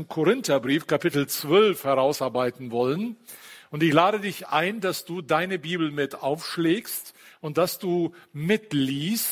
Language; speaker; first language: German; native; German